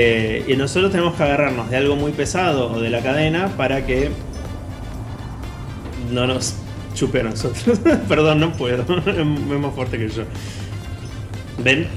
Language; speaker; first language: Spanish; native; Spanish